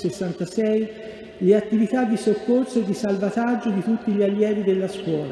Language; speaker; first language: Italian; native; Italian